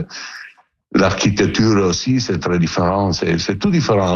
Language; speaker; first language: French; non-native, learner; Italian